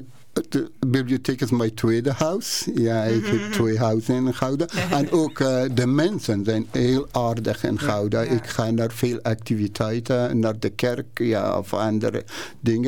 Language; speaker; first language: Dutch; non-native, learner; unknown